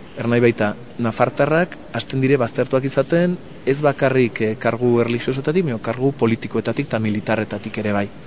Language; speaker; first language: Basque; non-native, local second language; Spanish